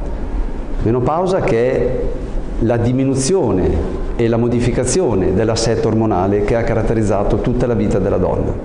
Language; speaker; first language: Italian; native; Italian